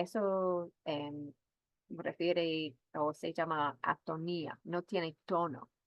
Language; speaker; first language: Spanish; non-native, fluent; English